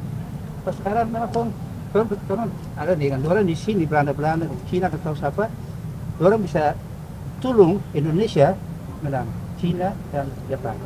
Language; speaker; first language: Indonesian; early bilingual, heritage; Indonesian